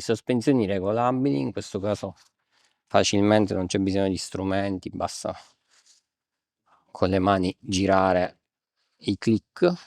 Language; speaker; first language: Italian; native; Italian